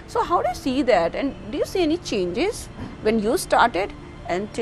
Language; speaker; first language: English; non-native, local second language; Hindi